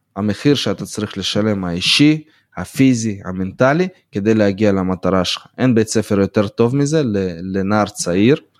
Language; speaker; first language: Hebrew; early bilingual, other home language; Russian